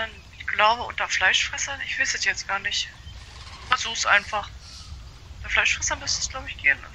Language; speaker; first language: German; native; German